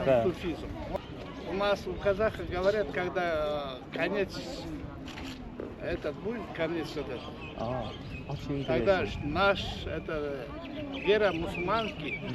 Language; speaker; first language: Russian; non-native, local second language; Kazakh